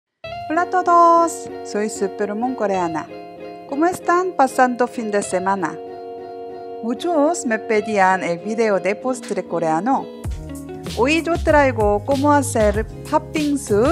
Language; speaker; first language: Spanish; non-native, learner; Korean